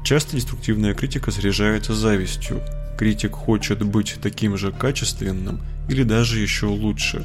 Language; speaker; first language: Russian; native; Russian